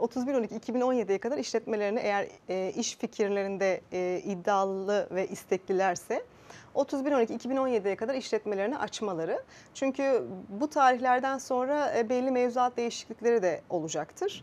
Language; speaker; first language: Turkish; native; Turkish